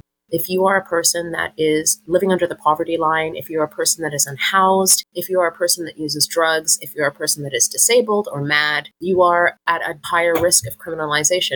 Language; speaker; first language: English; native; English